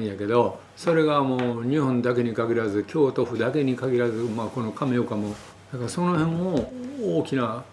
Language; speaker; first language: Japanese; native; Japanese